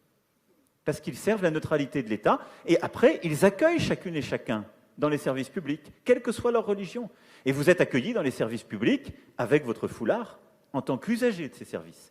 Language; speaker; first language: French; native; French